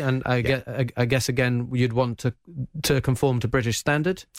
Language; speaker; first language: English; native; English